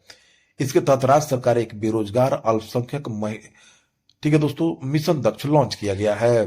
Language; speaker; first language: Hindi; native; Hindi